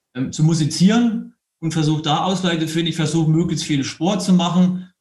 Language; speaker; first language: German; native; German